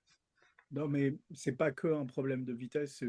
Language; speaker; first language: French; early bilingual, other home language; Spanish